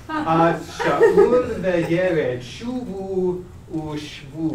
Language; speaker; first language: Hebrew; non-native, fluent; English